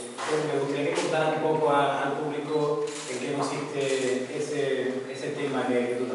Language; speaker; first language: Spanish; native; Spanish